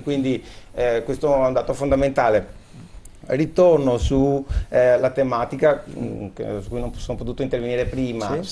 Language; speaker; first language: Italian; native; Italian